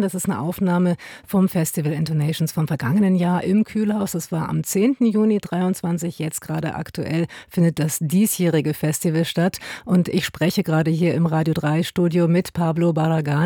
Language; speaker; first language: German; native; German